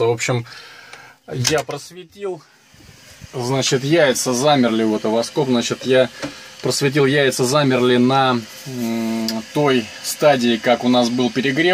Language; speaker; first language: Russian; native; Russian